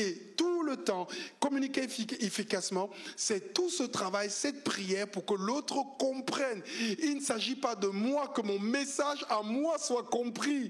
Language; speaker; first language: French; native; French